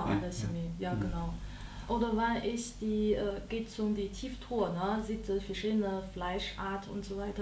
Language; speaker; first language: German; non-native, learner; Chinese